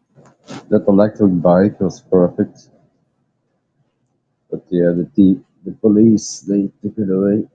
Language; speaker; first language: English; non-native, learner; Dutch